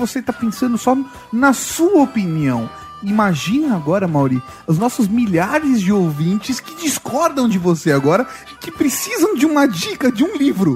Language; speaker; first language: Portuguese; native; Portuguese